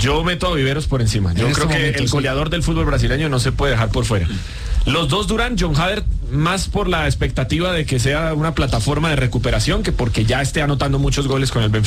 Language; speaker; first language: Spanish; native; Spanish